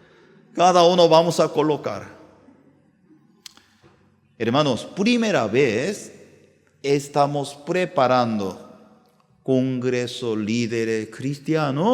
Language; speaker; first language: Spanish; non-native, learner; Korean